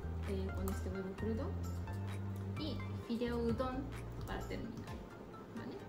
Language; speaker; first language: Spanish; non-native, fluent; Japanese